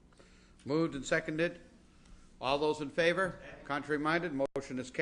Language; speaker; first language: English; native; English